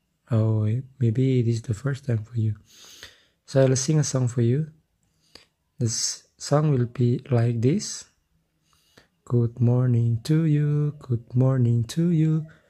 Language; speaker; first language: English; non-native, fluent; Indonesian